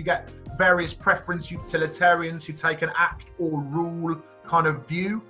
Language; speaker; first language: English; native; English